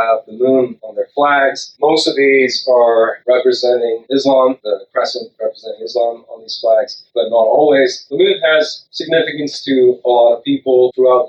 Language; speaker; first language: English; non-native, local second language; Sinhala